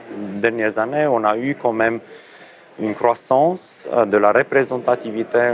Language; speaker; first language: French; non-native, fluent; Romanian